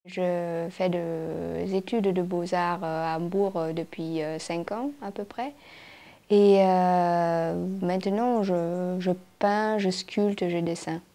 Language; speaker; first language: French; non-native, fluent; German